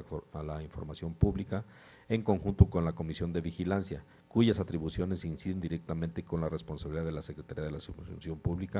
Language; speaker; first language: Spanish; native; Spanish